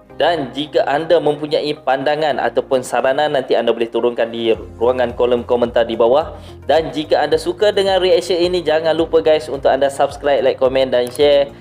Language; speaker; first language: Malay; native; Malay